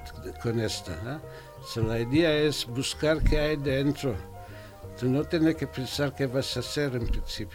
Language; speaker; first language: Spanish; non-native, fluent; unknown